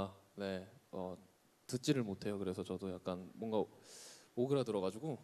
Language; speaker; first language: Korean; native; Korean